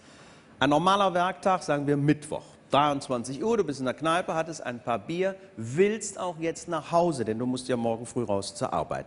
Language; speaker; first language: German; native; German